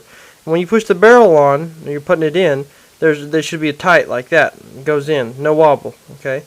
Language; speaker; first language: English; native; English